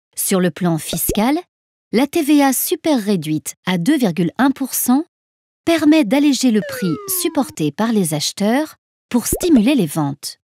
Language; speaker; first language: French; native; French